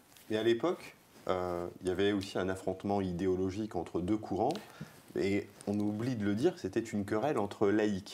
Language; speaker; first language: French; native; French